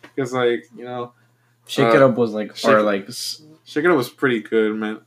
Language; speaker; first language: English; non-native, fluent; Spanish